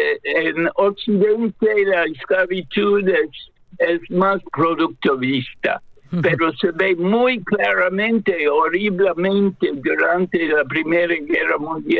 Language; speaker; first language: Spanish; non-native, fluent; English